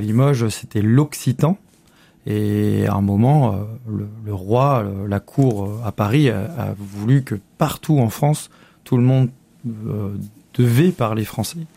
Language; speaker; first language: French; native; French